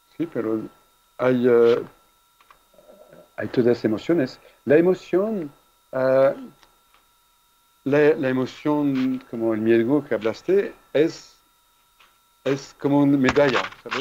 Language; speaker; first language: Spanish; non-native, fluent; French